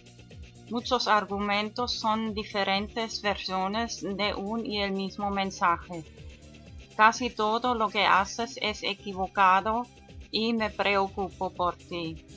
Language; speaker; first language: Spanish; non-native, fluent; German